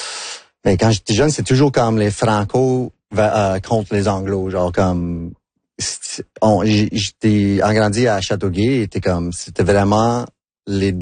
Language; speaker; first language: French; non-native, local second language; English